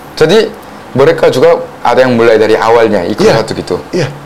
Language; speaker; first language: Indonesian; non-native, fluent; Korean